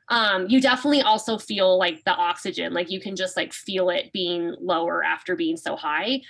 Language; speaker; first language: English; native; English